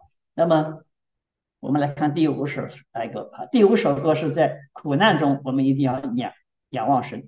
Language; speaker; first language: Chinese; native; Chinese